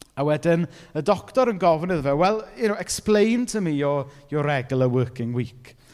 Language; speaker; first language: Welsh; native; Welsh